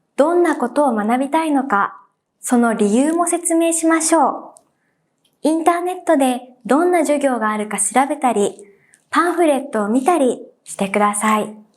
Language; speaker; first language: Japanese; native; Japanese